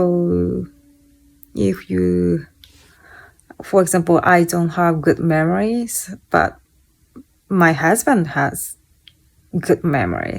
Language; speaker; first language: English; non-native, fluent; Japanese